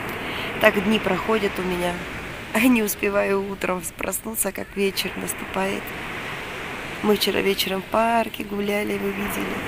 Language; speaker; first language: Russian; native; Russian